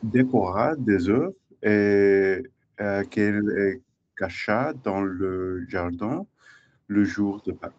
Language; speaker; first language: French; non-native, learner; English